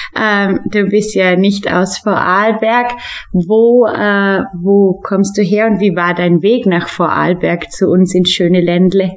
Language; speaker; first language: German; native; German